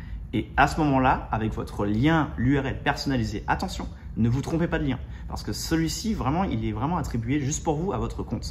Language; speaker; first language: French; native; French